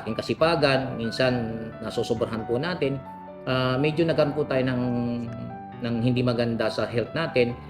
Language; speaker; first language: Filipino; non-native, local second language; Pangasinan